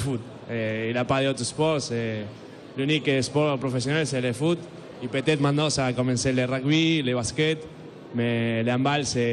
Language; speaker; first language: French; non-native, learner; Spanish